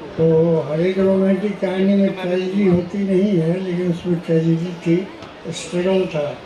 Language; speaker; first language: Hindi; non-native, local second language; Maithili